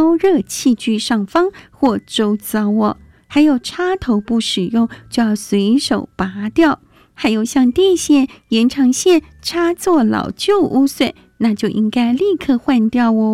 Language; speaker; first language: Chinese; native; Chinese